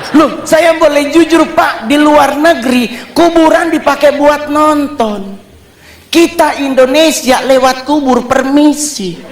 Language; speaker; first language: Indonesian; native; Indonesian